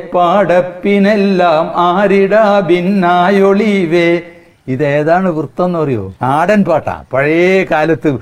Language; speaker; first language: Malayalam; native; Malayalam